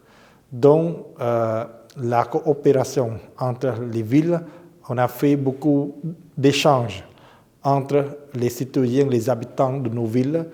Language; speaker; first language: French; non-native, fluent; Khmer